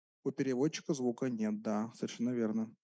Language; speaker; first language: Russian; native; Russian